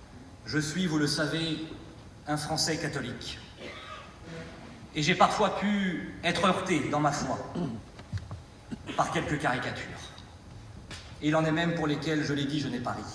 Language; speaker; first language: French; native; French